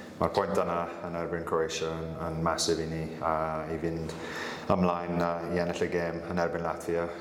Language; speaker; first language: Welsh; non-native, local second language; English